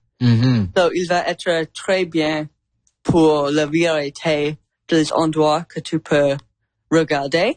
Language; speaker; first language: French; non-native, learner; English